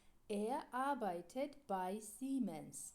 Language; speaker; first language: German; non-native, fluent; Georgian